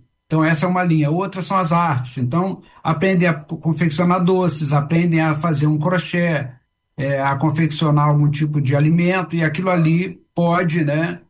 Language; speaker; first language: Portuguese; native; Portuguese